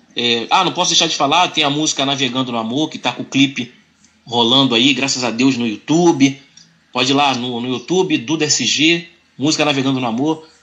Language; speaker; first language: Portuguese; native; Portuguese